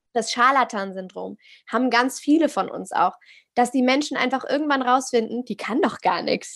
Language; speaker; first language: German; native; German